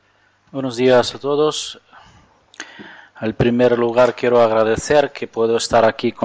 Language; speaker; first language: Spanish; non-native, fluent; Ukrainian